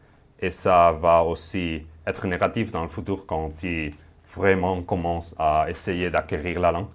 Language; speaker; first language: French; non-native, fluent; Spanish